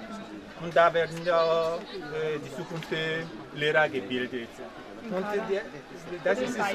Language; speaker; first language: German; non-native, learner; French